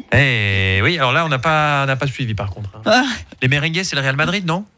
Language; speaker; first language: French; native; French